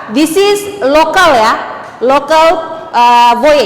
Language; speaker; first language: English; non-native, fluent; Indonesian